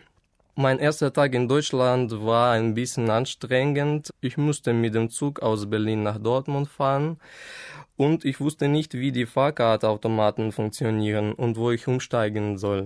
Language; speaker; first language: German; non-native, fluent; Ukrainian